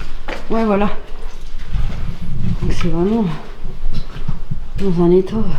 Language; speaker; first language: French; native; French